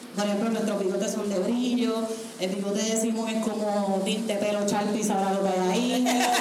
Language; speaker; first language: Spanish; native; Spanish